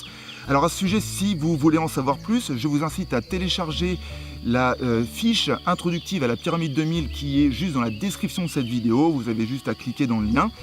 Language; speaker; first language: French; native; French